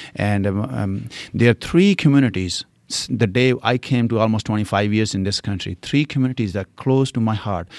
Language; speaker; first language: English; non-native, local second language; Punjabi